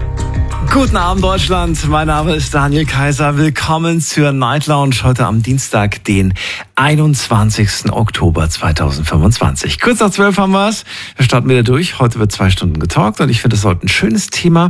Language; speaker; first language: German; native; German